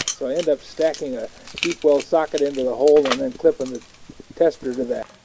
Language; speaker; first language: English; native; English